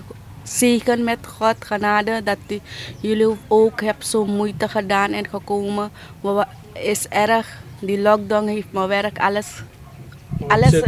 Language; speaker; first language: Dutch; non-native, local second language; Caribbean Hindustani